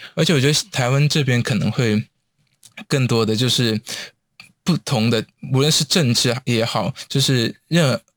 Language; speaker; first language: Chinese; non-native, local second language; Cantonese